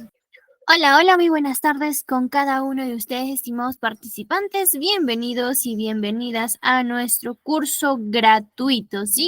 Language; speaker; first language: Spanish; native; Spanish